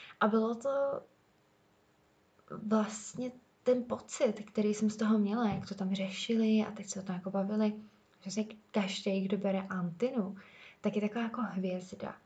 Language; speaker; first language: Czech; native; Czech